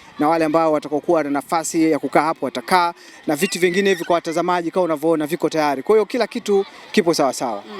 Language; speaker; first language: Swahili; native; Swahili